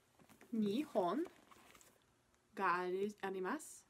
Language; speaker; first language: Japanese; non-native, learner; English